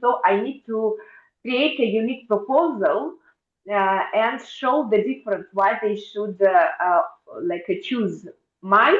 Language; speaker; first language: English; non-native, fluent; Russian